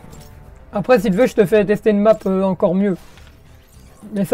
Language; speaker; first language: French; native; French